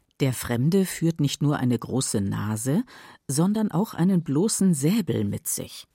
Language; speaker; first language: German; native; German